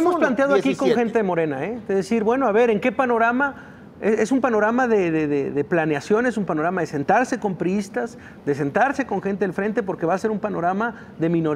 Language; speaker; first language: Spanish; native; Spanish